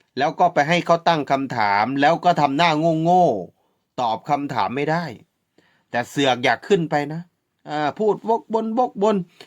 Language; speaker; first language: Thai; native; Thai